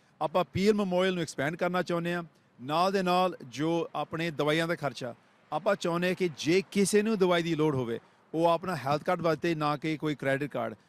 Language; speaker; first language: Punjabi; early bilingual, heritage; Punjabi